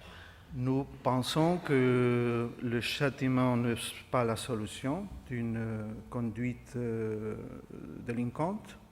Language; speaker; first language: French; non-native, fluent; Spanish